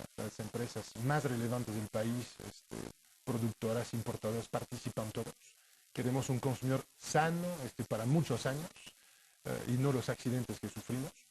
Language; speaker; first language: Spanish; non-native, fluent; French